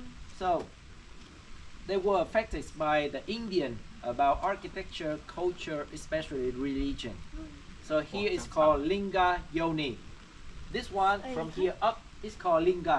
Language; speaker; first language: English; non-native, fluent; Vietnamese